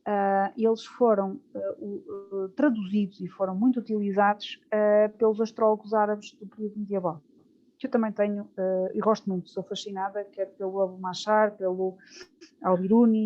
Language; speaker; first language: Portuguese; native; Portuguese